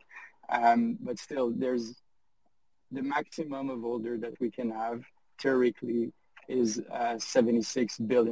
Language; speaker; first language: English; non-native, fluent; French